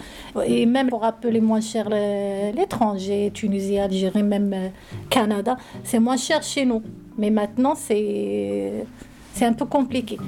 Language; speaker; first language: French; non-native, learner; Arabic